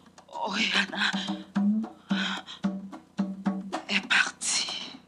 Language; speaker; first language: French; non-native, local second language; Haitian Creole